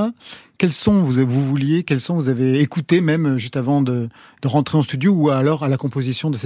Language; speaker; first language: French; native; French